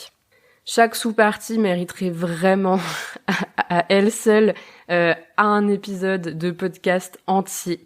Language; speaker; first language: French; native; French